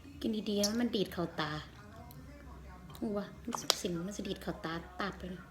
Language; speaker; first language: Thai; native; Thai